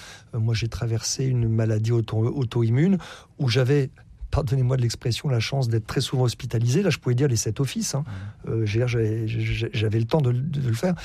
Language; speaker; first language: French; native; French